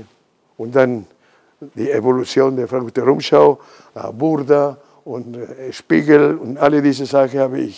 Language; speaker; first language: German; non-native, fluent; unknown